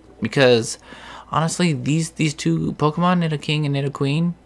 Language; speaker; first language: English; native; English